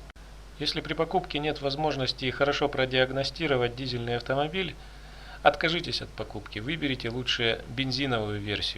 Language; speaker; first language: Russian; native; Russian